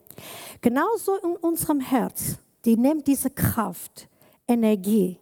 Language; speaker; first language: German; non-native, learner; Kurdish